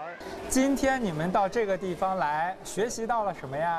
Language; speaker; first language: Chinese; native; Chinese